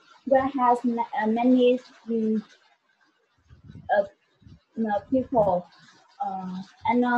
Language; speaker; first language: English; non-native, learner; Vietnamese